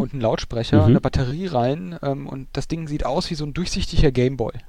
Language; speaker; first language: German; native; German